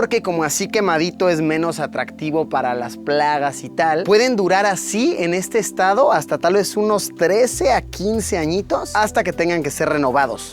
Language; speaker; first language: Spanish; native; Spanish